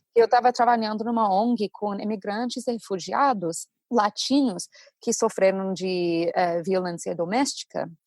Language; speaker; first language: Portuguese; non-native, fluent; English